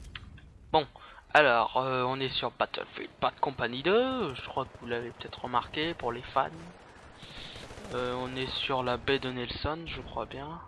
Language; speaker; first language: French; native; French